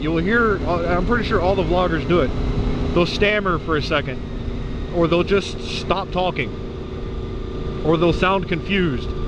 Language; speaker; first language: English; native; English